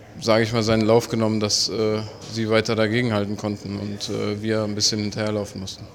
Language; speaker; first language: German; native; German